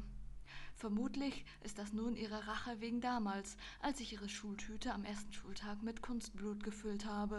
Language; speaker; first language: German; native; German